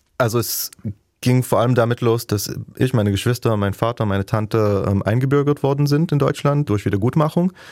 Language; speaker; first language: German; non-native, fluent; Hebrew